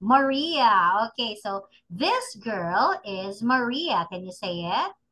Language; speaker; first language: English; non-native, fluent; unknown